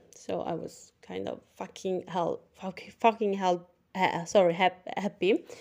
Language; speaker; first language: English; non-native, fluent; Italian